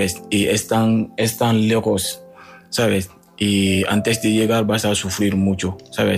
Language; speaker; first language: Spanish; non-native, learner; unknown